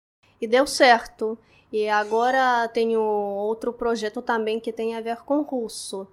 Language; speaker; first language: Portuguese; non-native, fluent; Russian